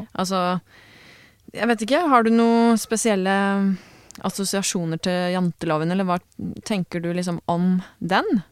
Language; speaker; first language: Norwegian; native; Norwegian